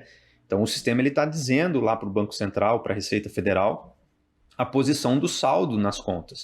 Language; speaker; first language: Portuguese; native; Portuguese